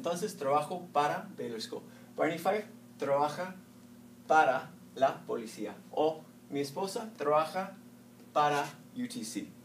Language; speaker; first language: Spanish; non-native, fluent; English